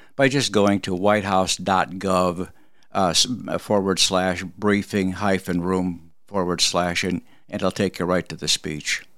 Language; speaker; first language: English; early bilingual, other home language; Polish